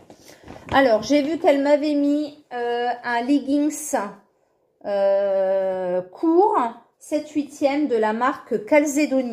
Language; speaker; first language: French; native; French